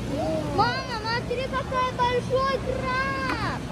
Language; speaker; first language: Russian; early bilingual, heritage; Russian